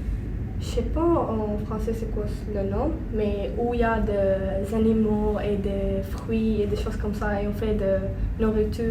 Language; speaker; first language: French; non-native, learner; Arabic